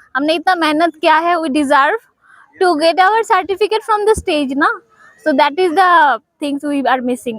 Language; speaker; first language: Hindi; non-native, local second language; Bangla